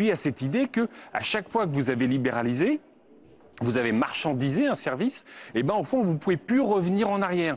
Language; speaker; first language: French; native; French